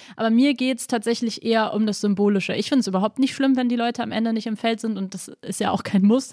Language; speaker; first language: German; native; German